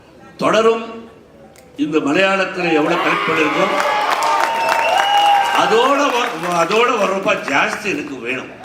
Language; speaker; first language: Tamil; non-native, learner; Telugu